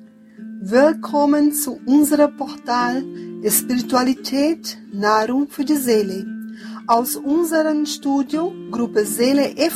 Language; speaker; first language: German; non-native, fluent; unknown